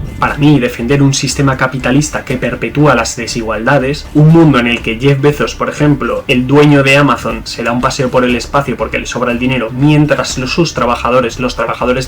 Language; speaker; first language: Spanish; native; Spanish